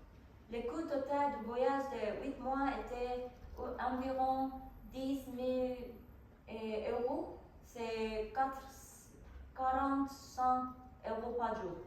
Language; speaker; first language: French; non-native, learner; Korean